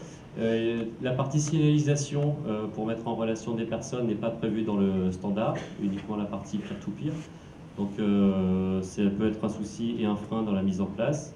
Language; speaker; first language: French; native; French